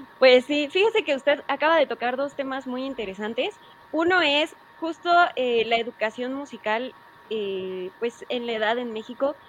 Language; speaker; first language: Spanish; native; Spanish